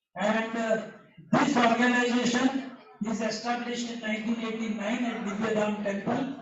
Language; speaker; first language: English; non-native, local second language; Gujarati